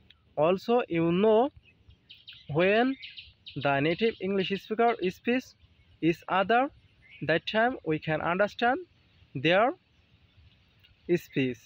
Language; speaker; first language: English; non-native, learner; Bangla